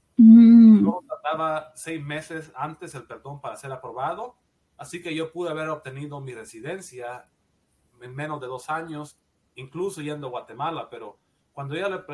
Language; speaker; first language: Spanish; native; Spanish